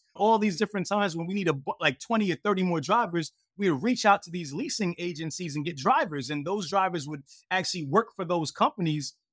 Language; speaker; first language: English; native; English